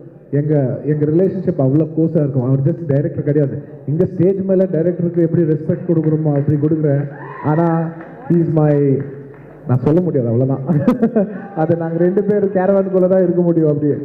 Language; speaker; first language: Tamil; non-native, local second language; Telugu